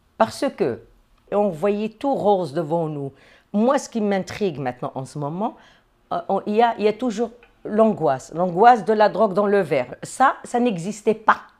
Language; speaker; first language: French; non-native, local second language; Arabic